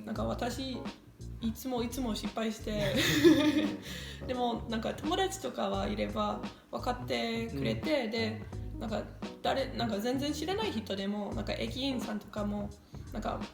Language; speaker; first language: Japanese; non-native, fluent; English